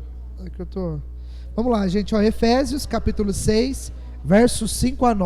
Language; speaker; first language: Portuguese; native; Portuguese